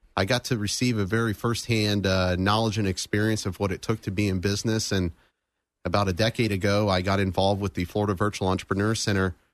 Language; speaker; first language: English; native; English